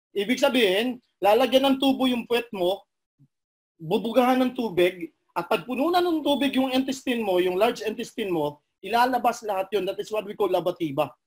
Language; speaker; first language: Filipino; non-native, local second language; Cebuano